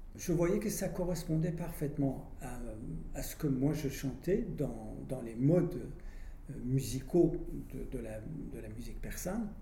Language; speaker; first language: French; non-native, fluent; Persian